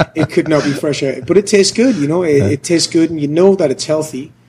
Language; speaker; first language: English; native; English